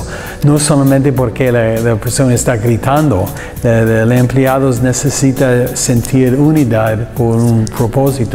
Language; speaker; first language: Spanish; non-native, learner; English